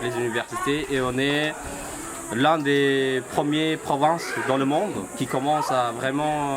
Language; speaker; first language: French; non-native, fluent; Indonesian